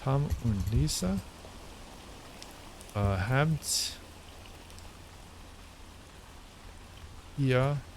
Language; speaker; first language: German; non-native, learner; English